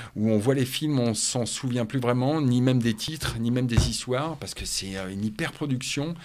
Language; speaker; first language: French; native; French